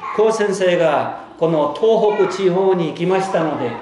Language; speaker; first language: Japanese; non-native, fluent; Korean